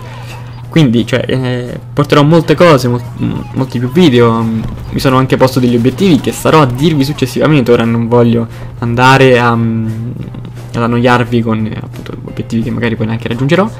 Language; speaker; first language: Italian; native; Italian